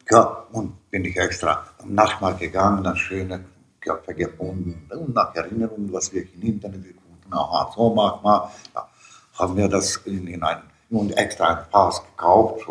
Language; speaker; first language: German; non-native, fluent; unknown